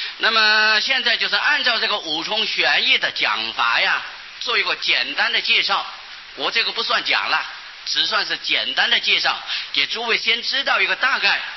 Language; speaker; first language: Chinese; non-native, local second language; Hakka Chinese